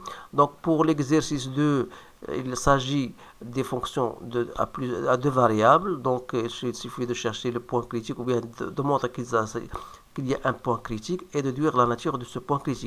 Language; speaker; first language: French; non-native, local second language; Arabic